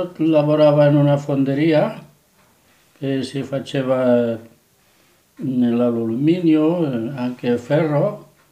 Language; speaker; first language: Italian; non-native, learner; Catalan